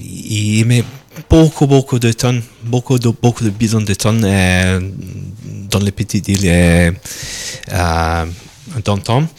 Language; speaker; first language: French; non-native, learner; English